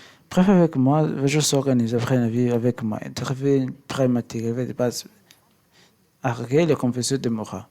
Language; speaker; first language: French; non-native, learner; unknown